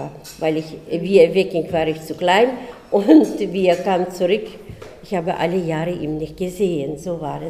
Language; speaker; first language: German; early bilingual, heritage; German